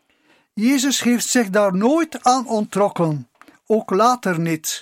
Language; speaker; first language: Dutch; native; Dutch